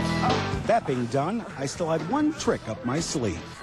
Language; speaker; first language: English; native; English